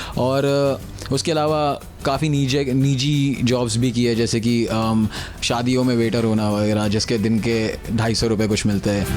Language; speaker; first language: Hindi; non-native, local second language; Tulu